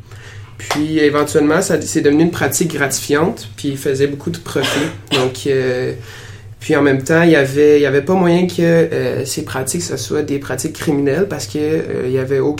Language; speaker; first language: French; native; French